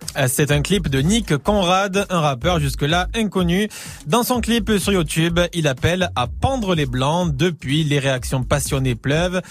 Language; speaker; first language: French; native; French